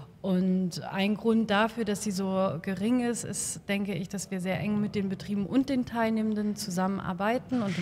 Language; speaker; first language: German; native; German